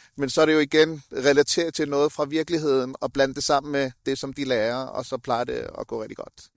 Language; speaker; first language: Danish; early bilingual, other home language; Urdu